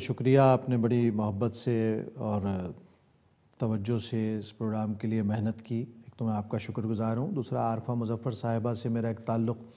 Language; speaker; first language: Urdu; native; Urdu